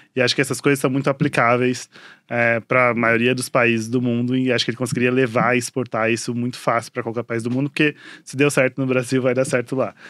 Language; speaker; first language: Portuguese; native; Portuguese